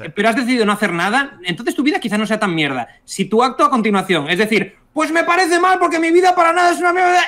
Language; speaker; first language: Spanish; native; Spanish